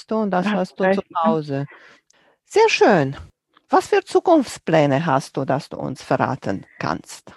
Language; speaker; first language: German; non-native, fluent; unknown